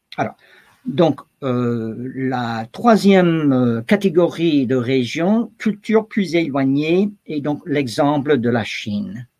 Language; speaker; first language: French; non-native, fluent; English